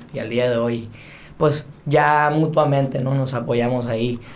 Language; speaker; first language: Spanish; native; Spanish